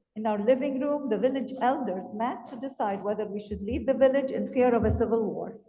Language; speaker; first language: English; non-native, fluent; Arabic